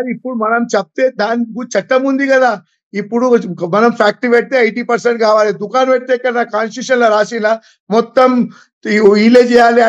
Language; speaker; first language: Telugu; non-native, local second language; Gujarati